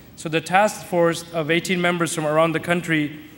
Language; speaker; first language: English; native; English